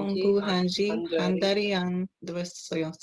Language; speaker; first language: Korean; non-native, learner; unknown